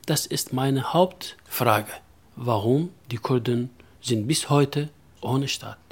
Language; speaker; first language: German; non-native, local second language; Kurdish